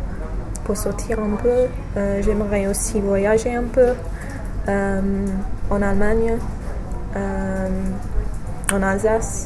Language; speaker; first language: French; non-native, fluent; English